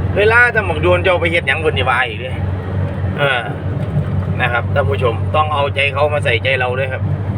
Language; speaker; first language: Thai; non-native, local second language; Northeastern Thai